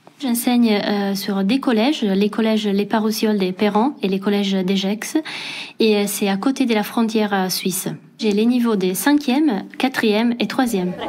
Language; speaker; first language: French; non-native, fluent; Italian